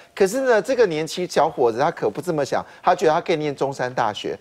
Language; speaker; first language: Chinese; native; Chinese